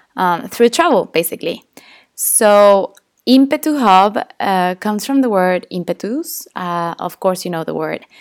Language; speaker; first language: English; non-native, fluent; Spanish